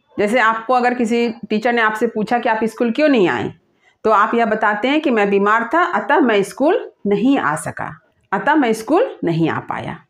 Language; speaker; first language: Hindi; native; Hindi